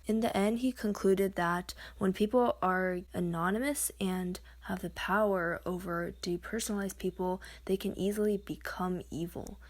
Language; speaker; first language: English; native; English